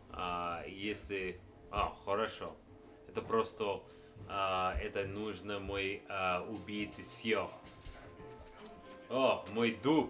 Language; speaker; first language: Russian; non-native, learner; English